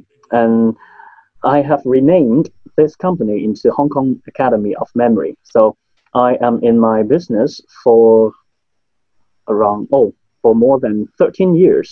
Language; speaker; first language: English; non-native, local second language; Cantonese